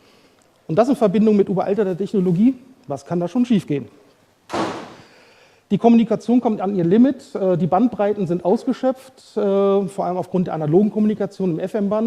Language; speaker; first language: German; native; German